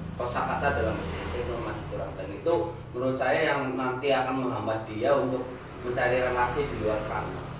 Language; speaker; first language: Indonesian; non-native, local second language; Javanese